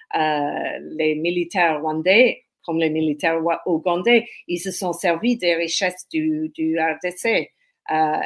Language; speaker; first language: French; non-native, fluent; English